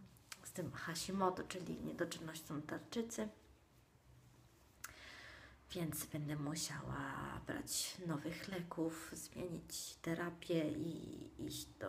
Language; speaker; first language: Polish; non-native, fluent; Italian